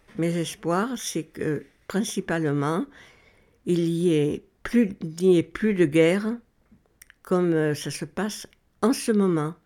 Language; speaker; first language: French; native; French